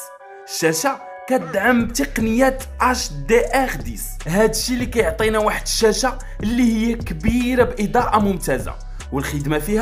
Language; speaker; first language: Arabic; native; Arabic